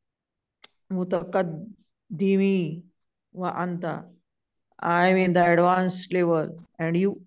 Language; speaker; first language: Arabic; non-native, learner; Urdu